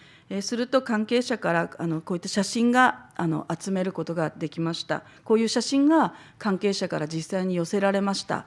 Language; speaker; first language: Japanese; native; Japanese